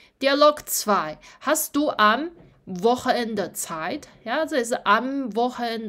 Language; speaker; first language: German; non-native, fluent; Chinese